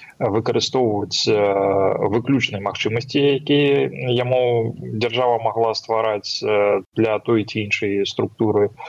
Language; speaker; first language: Belarusian; non-native, local second language; Russian